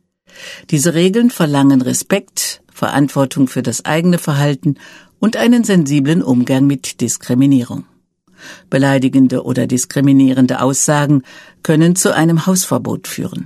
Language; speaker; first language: German; native; German